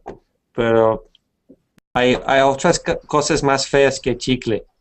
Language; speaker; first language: Spanish; non-native, fluent; English